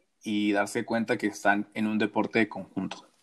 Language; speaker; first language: Spanish; native; Spanish